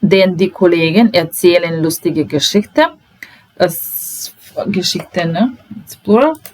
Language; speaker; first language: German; non-native, fluent; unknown